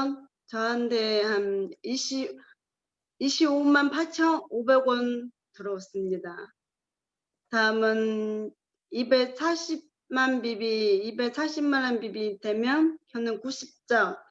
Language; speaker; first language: Korean; non-native, learner; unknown